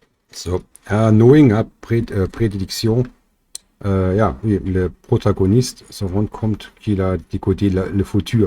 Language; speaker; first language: French; non-native, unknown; German